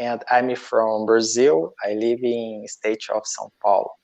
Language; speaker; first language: English; non-native, learner; Portuguese